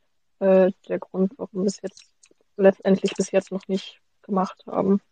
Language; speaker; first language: German; native; German